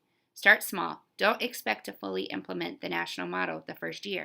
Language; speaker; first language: English; native; English